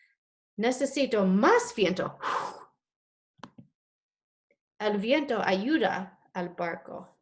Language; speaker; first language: Spanish; non-native, fluent; English